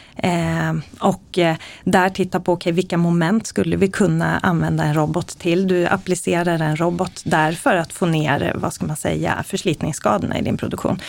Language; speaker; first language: Swedish; native; Swedish